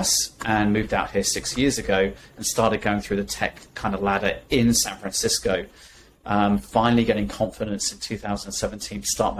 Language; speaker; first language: English; native; English